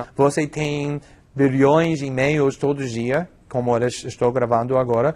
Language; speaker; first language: Portuguese; non-native, fluent; English